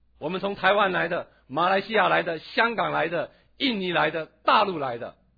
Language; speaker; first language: Chinese; native; Chinese